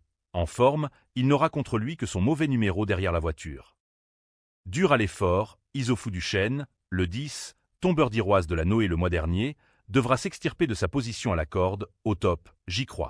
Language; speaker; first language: French; native; French